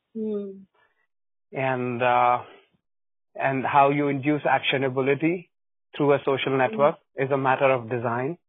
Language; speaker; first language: English; non-native, local second language; Hindi